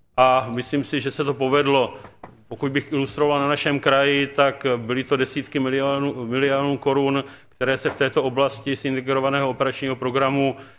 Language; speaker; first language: Czech; native; Czech